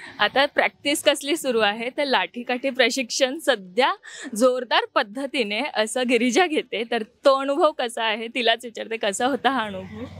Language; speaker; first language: Marathi; native; Marathi